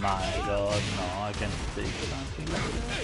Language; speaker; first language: English; non-native, learner; Italian